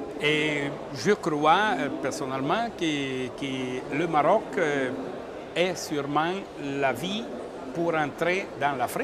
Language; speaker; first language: French; non-native, learner; Italian